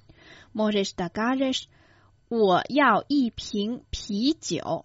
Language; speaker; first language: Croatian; non-native, fluent; Chinese